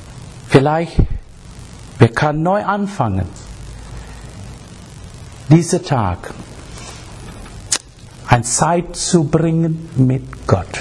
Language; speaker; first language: German; non-native, learner; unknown